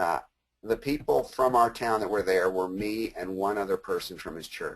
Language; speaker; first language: English; native; English